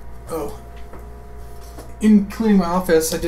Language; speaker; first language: English; native; English